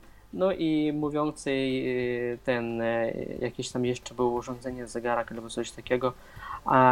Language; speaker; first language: Polish; non-native, fluent; Russian